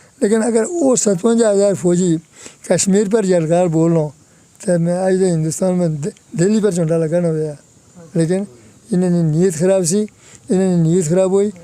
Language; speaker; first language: Urdu; non-native, local second language; Pahari-Potwari